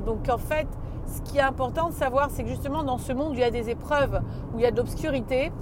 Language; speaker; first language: French; native; French